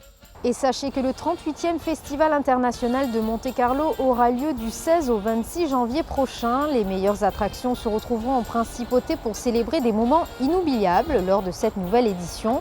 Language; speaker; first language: French; native; French